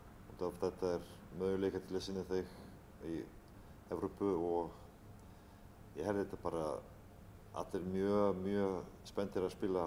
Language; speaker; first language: Icelandic; non-native, fluent; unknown